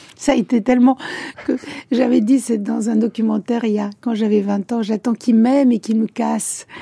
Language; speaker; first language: French; early bilingual, other home language; Italian